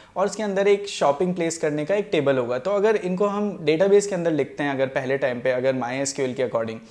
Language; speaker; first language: Hindi; native; Hindi